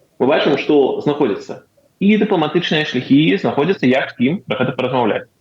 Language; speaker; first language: Belarusian; native; Belarusian